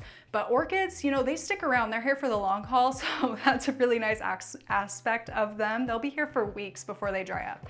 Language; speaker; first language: English; native; English